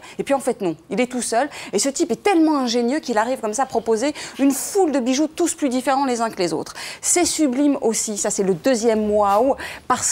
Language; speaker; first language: French; native; French